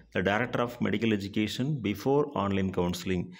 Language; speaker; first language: English; non-native, local second language; Tamil